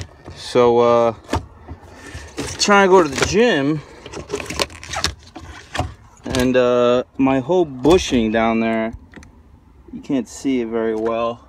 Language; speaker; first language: English; native; English